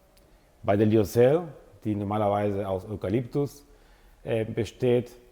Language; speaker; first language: German; non-native, fluent; Italian